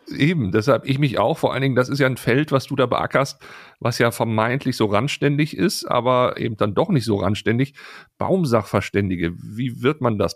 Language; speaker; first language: German; native; German